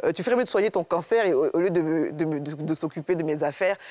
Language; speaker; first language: French; native; French